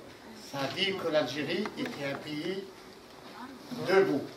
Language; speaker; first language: French; non-native, local second language; Arabic